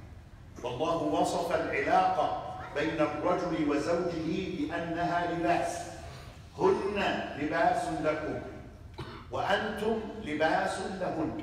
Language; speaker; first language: Arabic; native; Arabic